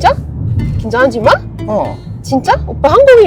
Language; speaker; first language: Korean; non-native, fluent; Arabic